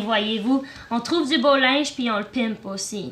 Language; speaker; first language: French; native; French